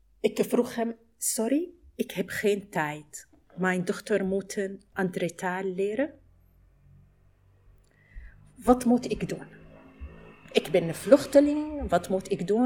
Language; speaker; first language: Dutch; non-native, learner; Arabic